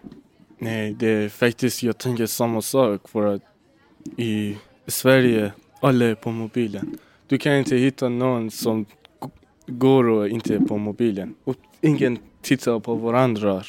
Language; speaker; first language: Swedish; non-native, learner; Persian